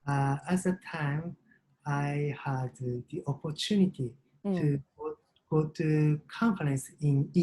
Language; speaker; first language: English; non-native, learner; Japanese